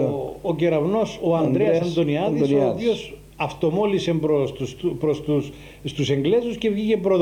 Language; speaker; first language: Greek; native; Greek